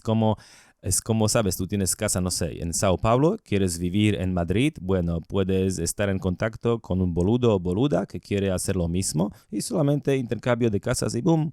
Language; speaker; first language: Spanish; non-native, learner; Slovak